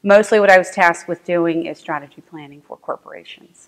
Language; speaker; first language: English; native; English